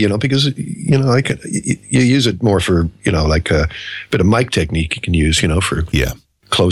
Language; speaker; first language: English; native; English